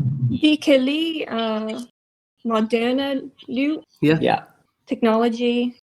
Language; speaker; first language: Danish; non-native, learner; English